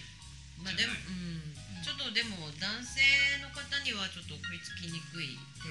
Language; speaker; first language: Japanese; native; Japanese